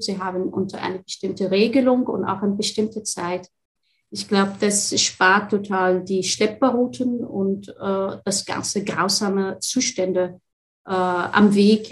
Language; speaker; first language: German; non-native, fluent; Arabic